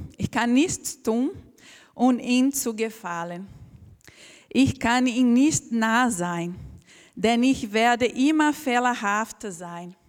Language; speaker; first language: German; non-native, fluent; Portuguese